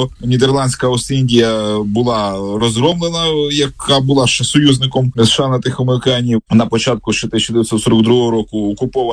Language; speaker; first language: Ukrainian; native; Ukrainian